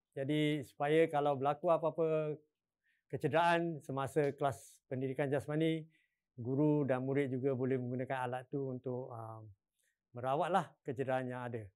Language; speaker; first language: Malay; non-native, local second language; Chinese